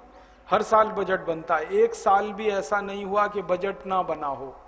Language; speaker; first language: Hindi; native; Hindi